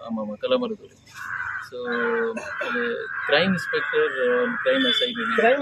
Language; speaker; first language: Tamil; non-native, fluent; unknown